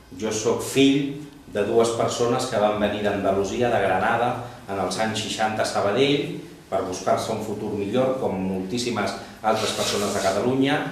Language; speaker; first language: Catalan; non-native, local second language; Spanish